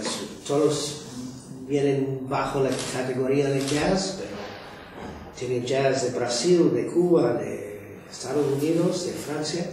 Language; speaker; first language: Spanish; non-native, fluent; English